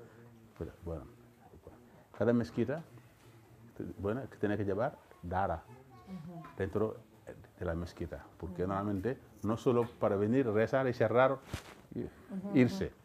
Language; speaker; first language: Spanish; non-native, fluent; Wolof